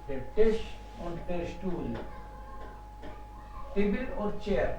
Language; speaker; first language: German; non-native, fluent; Hindi